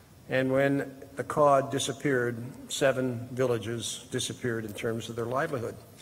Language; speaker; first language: English; native; English